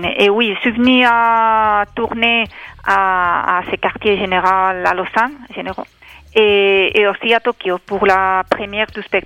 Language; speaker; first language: French; non-native, fluent; Spanish